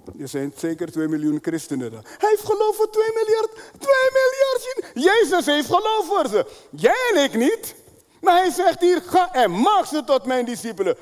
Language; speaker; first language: Dutch; non-native, fluent; Spanish